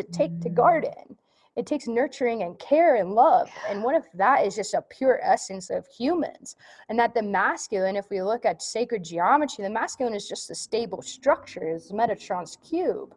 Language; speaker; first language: English; native; English